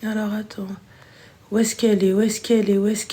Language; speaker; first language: French; early bilingual, other home language; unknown